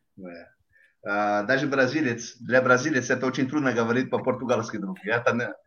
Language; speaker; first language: Russian; non-native, learner; Portuguese